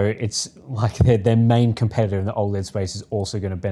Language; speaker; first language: English; native; English